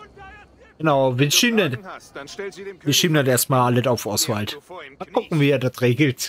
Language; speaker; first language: German; native; German